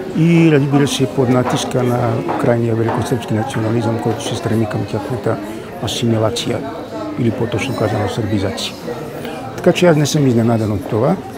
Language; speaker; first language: Bulgarian; native; Bulgarian